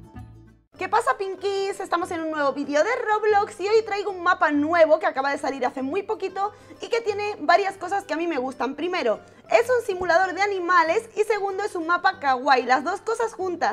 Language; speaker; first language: Spanish; native; Spanish